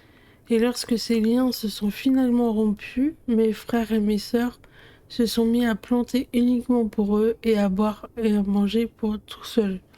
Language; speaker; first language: French; native; French